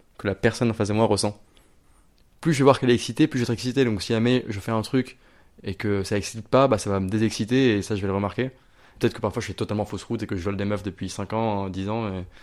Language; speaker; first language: French; native; French